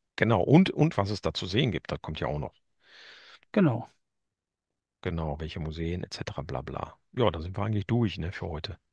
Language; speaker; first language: German; native; German